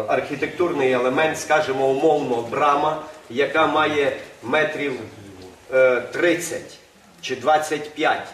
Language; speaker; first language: Ukrainian; native; Ukrainian